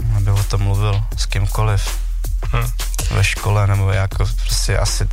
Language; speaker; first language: Czech; early bilingual, other home language; Vietnamese